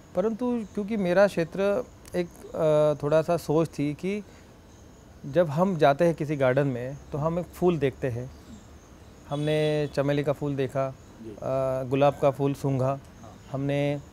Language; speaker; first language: Hindi; non-native, local second language; Marathi